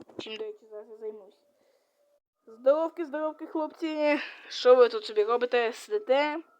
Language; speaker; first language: Ukrainian; non-native, local second language; Russian